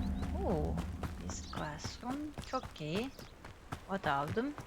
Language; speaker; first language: Turkish; non-native, learner; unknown